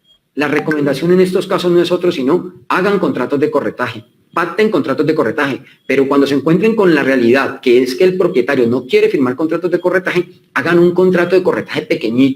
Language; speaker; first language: Spanish; native; Spanish